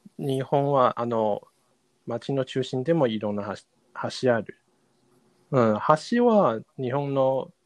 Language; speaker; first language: Japanese; non-native, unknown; Chinese